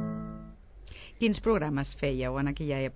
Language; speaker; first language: Catalan; native; Catalan